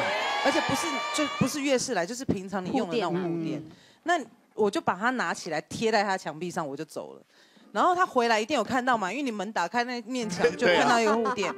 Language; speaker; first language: Chinese; native; Chinese